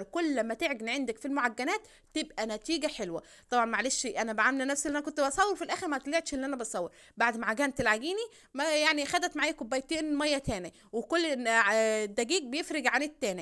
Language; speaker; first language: Arabic; native; Arabic